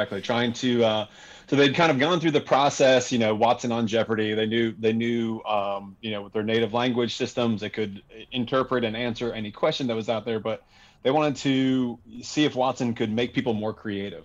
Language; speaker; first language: English; native; English